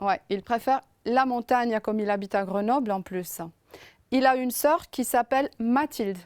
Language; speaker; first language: French; non-native, fluent; Romanian